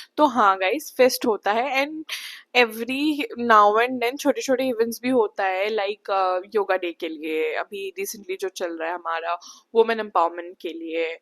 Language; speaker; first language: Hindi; non-native, local second language; Assamese